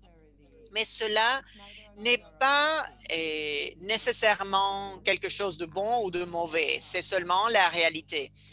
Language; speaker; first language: French; non-native, fluent; Spanish